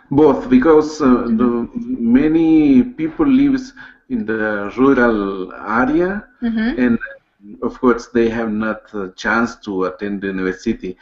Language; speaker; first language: English; non-native, learner; Spanish